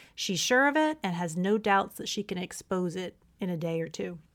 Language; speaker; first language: English; native; English